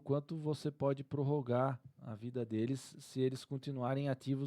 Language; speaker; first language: Portuguese; native; Portuguese